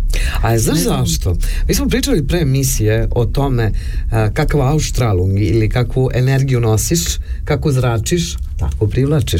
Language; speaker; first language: Serbian; native; Serbian